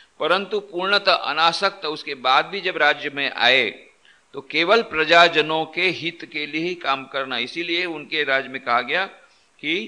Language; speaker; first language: Hindi; non-native, local second language; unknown